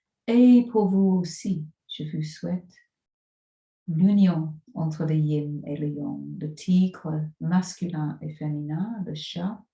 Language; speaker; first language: French; non-native, fluent; English